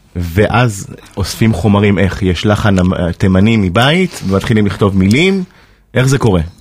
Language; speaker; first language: Hebrew; native; Hebrew